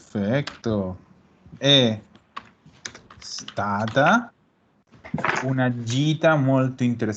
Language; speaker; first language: Italian; non-native, fluent; Spanish